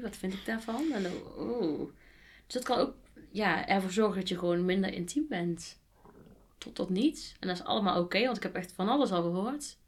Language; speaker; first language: Dutch; native; Dutch